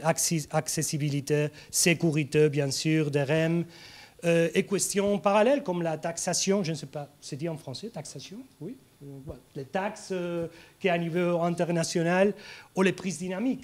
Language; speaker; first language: French; non-native, fluent; Spanish